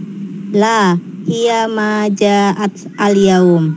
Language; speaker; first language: Arabic; non-native, learner; Indonesian